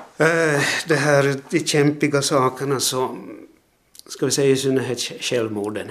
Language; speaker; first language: Swedish; native; Swedish